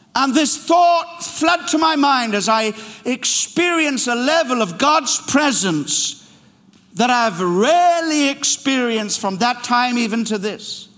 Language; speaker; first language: English; native; English